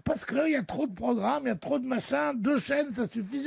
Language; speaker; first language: French; native; French